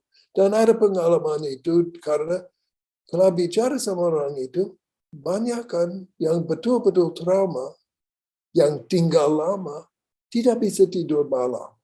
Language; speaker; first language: Indonesian; non-native, learner; English